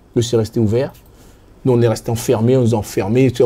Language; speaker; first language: French; native; French